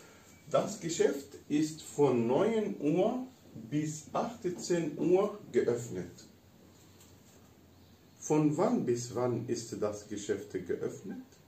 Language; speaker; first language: German; non-native, fluent; Arabic